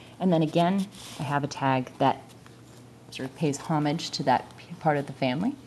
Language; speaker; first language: English; native; English